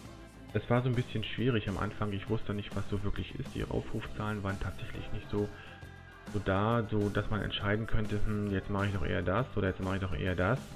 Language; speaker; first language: German; native; German